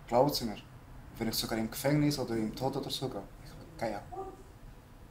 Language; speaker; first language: German; non-native, learner; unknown